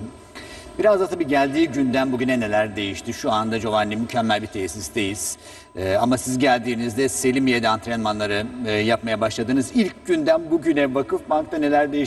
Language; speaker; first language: Turkish; native; Turkish